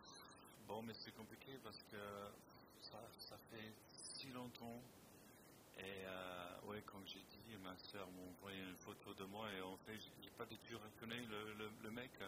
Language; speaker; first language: French; non-native, fluent; English